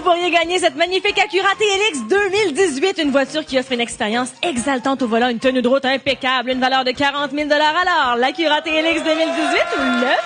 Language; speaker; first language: French; native; French